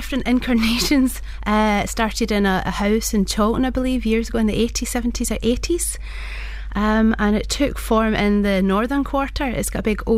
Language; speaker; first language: English; native; English